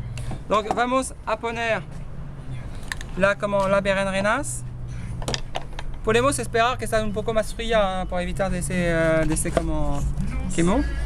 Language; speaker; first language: Spanish; non-native, learner; French